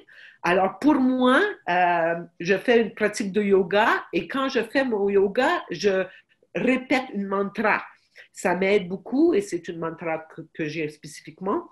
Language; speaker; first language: French; non-native, fluent; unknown